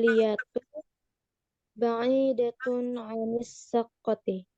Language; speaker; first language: Arabic; non-native, learner; Indonesian